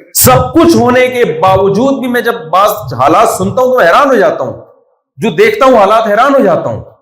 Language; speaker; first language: Urdu; native; Urdu